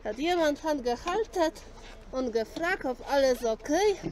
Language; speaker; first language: German; non-native, learner; Polish